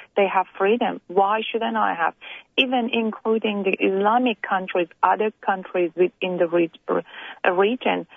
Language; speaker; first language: English; non-native, fluent; Persian